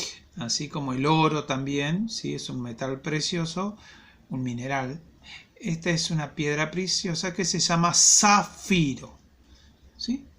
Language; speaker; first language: Spanish; native; Spanish